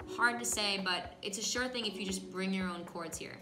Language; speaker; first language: English; native; English